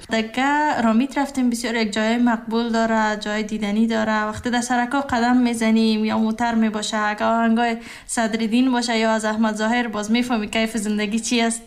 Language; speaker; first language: Persian; native; Persian